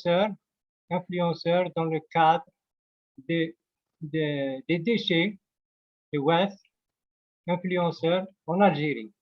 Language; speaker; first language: French; non-native, local second language; Arabic